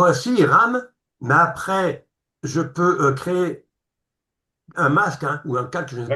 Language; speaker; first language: French; native; French